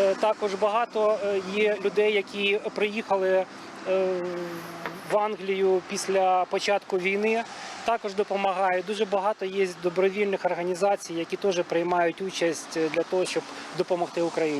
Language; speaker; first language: Ukrainian; non-native, local second language; Russian